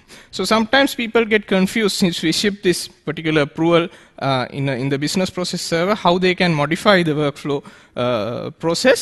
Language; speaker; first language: English; non-native, local second language; Sinhala